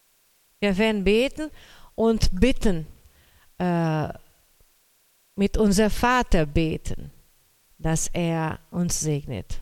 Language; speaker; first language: German; non-native, learner; Portuguese